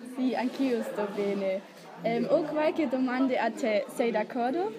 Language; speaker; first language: Italian; non-native, learner; German